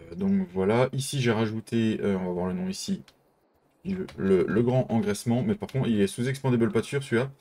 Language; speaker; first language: French; native; French